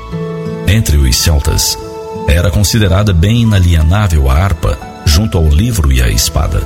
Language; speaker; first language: Portuguese; native; Portuguese